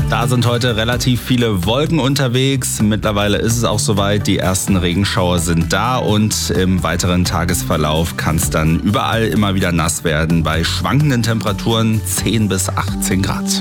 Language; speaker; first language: German; native; German